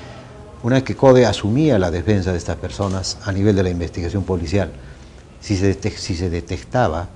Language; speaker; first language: Spanish; native; Spanish